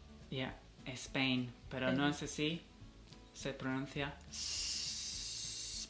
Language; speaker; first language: Spanish; non-native, fluent; English